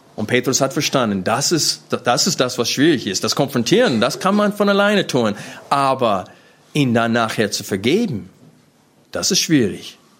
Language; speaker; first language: German; non-native, fluent; English